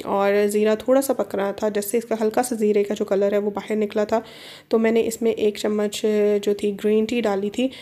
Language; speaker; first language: Hindi; native; Hindi